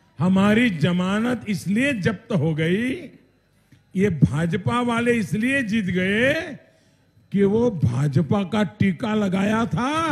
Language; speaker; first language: Hindi; non-native, local second language; Gujarati